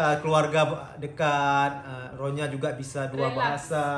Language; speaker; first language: Indonesian; native; Indonesian